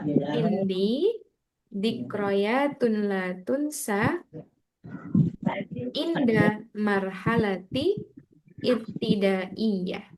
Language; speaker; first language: Arabic; non-native, fluent; Indonesian